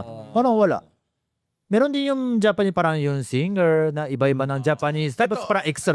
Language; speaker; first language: Filipino; non-native, fluent; Japanese